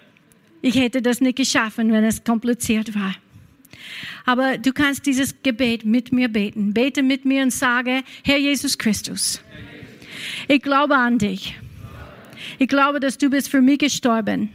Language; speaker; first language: German; non-native, fluent; English